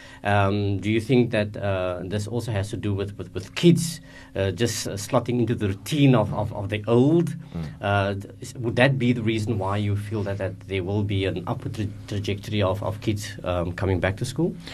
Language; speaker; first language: English; non-native, local second language; Afrikaans